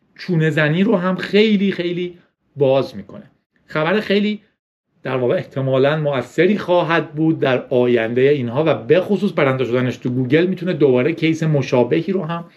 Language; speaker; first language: Persian; native; Persian